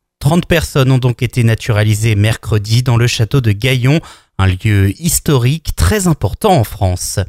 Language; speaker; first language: French; native; French